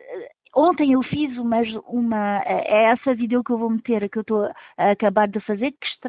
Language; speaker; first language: Portuguese; early bilingual, heritage; Portuguese